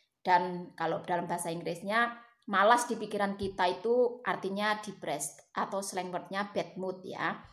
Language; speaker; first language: Indonesian; native; Indonesian